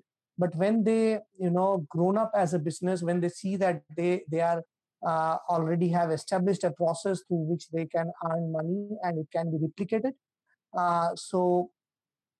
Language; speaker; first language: English; non-native, local second language; Bangla